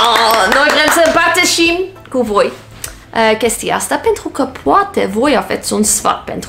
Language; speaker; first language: Romanian; non-native, learner; Dutch